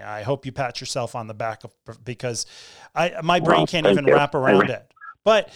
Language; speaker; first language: English; native; English